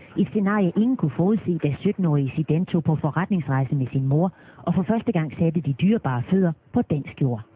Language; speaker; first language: Danish; native; Danish